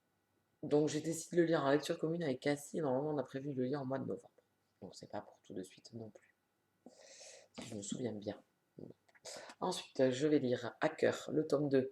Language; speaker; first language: French; native; French